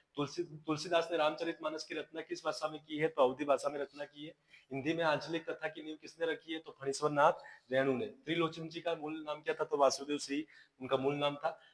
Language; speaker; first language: Hindi; non-native, local second language; Gujarati